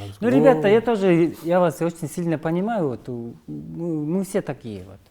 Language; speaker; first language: Russian; non-native, local second language; Kyrgyz